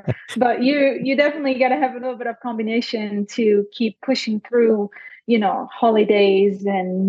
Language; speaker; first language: English; non-native, fluent; French